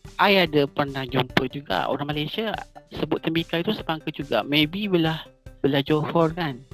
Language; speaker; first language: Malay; native; Malay